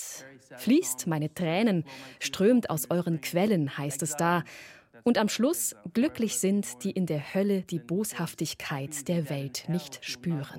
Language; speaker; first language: German; native; German